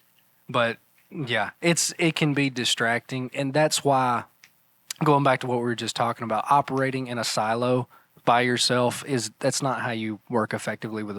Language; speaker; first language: English; native; English